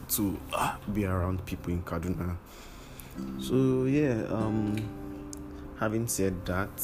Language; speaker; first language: English; non-native, local second language; Yoruba